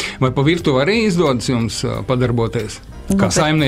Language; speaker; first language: Latvian; native; Latvian